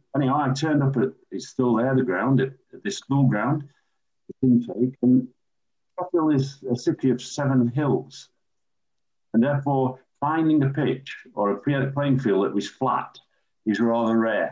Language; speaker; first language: English; native; English